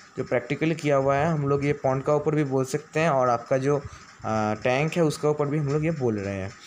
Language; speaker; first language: Hindi; non-native, local second language; Bangla